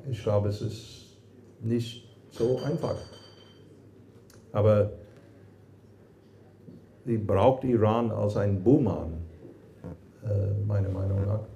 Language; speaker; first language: German; non-native, fluent; English